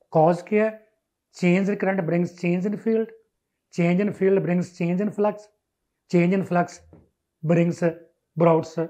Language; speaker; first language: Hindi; non-native, local second language; Punjabi